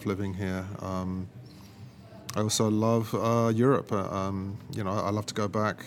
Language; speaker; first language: English; native; English